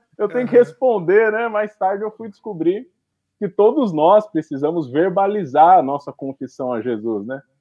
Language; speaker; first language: Portuguese; native; Portuguese